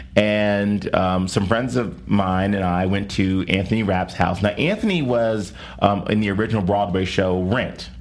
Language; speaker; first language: English; native; English